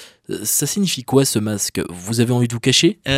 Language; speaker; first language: French; native; French